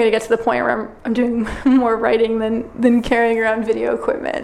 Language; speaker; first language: English; native; English